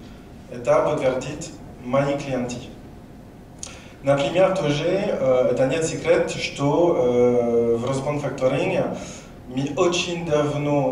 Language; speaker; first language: Russian; non-native, learner; French